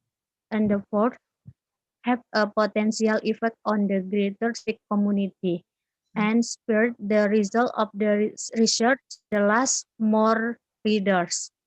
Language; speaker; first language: English; non-native, learner; Indonesian